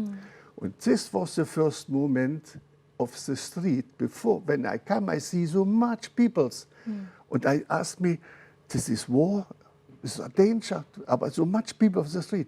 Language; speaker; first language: English; non-native, learner; German